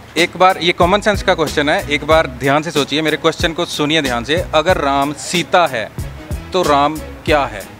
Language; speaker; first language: Hindi; native; Hindi